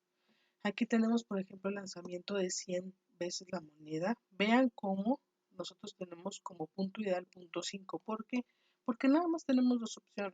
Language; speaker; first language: Spanish; native; Spanish